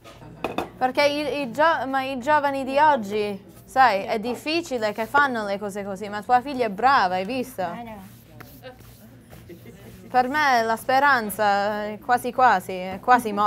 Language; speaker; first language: Italian; early bilingual, heritage; English